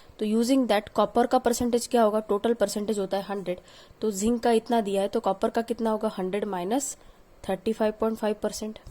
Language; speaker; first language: Hindi; non-native, local second language; Marathi